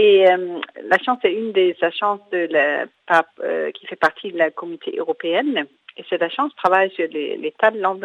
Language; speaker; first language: French; non-native, fluent; Danish